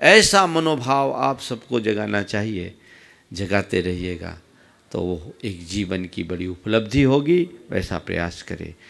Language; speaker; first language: Hindi; native; Hindi